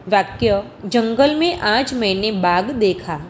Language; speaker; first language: Hindi; non-native, local second language; Gujarati